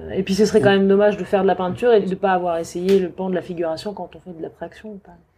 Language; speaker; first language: French; native; French